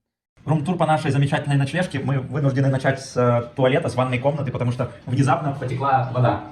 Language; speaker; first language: Russian; native; Russian